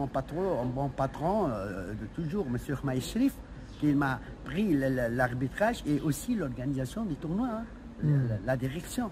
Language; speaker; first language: French; non-native, local second language; Arabic